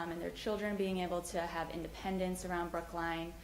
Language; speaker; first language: English; native; English